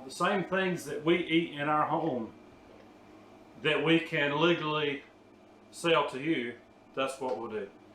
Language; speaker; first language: English; native; English